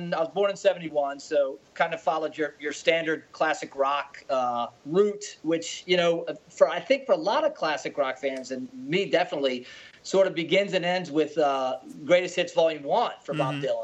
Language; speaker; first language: English; native; English